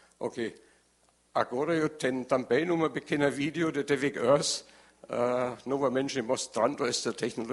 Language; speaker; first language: Portuguese; non-native, learner; German